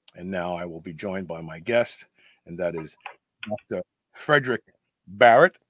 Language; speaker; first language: English; native; English